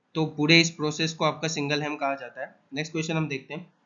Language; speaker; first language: Hindi; non-native, local second language; Assamese